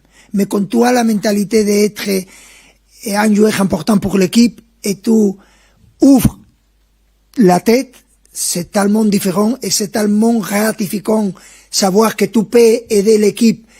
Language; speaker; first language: French; non-native, fluent; Spanish